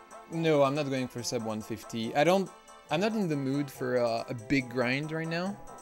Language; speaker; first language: English; non-native, fluent; French